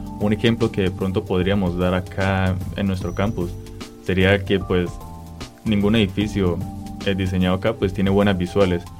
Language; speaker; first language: Spanish; native; Spanish